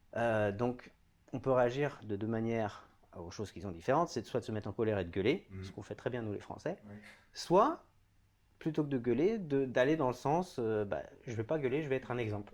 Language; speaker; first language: French; native; French